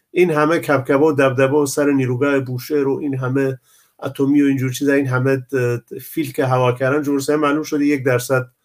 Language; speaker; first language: Persian; non-native, local second language; Central Kurdish